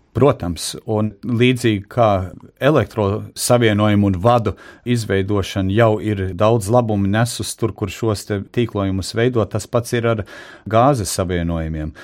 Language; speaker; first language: Latvian; early bilingual, heritage; Latvian